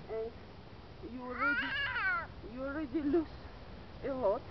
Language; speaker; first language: English; non-native, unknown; Russian